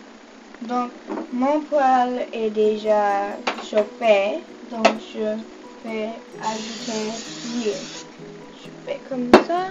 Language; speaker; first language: French; non-native, learner; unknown